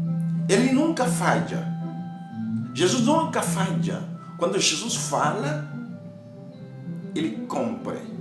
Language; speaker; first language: Portuguese; non-native, learner; Haitian Creole